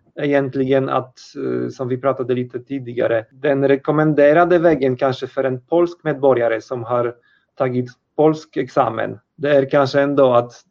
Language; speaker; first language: Swedish; non-native, fluent; Polish